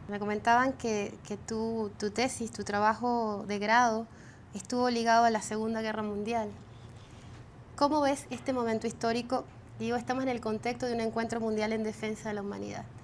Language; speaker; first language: Spanish; native; Spanish